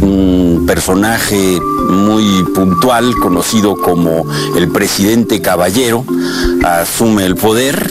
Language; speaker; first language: Spanish; native; Spanish